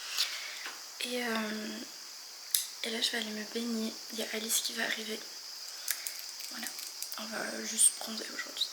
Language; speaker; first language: French; native; French